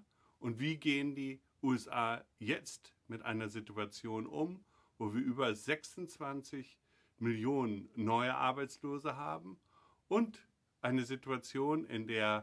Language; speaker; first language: German; native; German